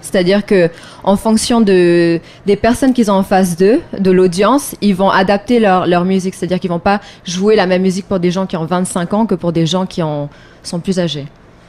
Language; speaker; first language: French; native; French